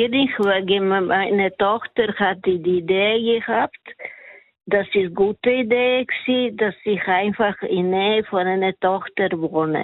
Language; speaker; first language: German; non-native, learner; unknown